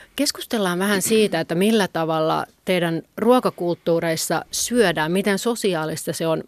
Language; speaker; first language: Finnish; native; Finnish